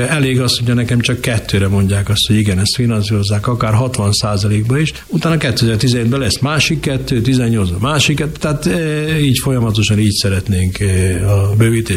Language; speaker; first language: Hungarian; native; Hungarian